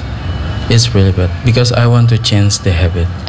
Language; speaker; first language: English; non-native, learner; Indonesian